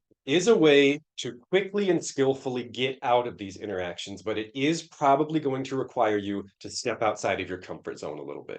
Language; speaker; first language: English; native; English